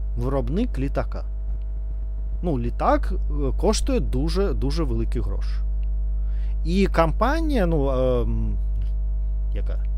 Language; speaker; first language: Ukrainian; non-native, learner; Russian